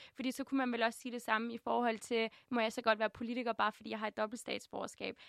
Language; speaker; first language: Danish; early bilingual, other home language; Turkish